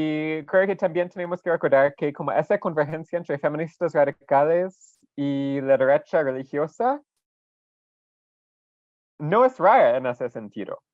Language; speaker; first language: Spanish; non-native, fluent; English